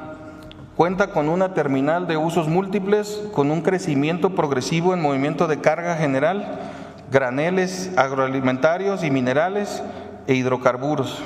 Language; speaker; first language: Spanish; native; Spanish